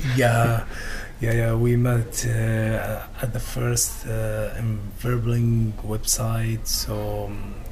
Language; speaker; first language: English; non-native, learner; Arabic